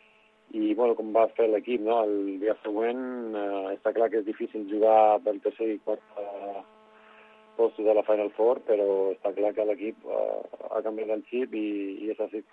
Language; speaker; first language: Catalan; non-native, local second language; Spanish